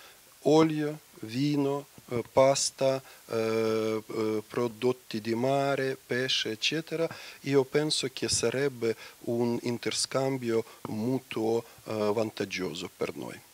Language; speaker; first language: Italian; non-native, fluent; Ukrainian